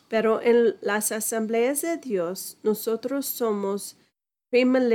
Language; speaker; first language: Spanish; non-native, fluent; English